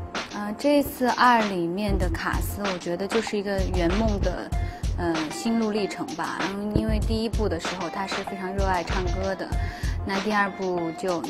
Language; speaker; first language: Chinese; native; Chinese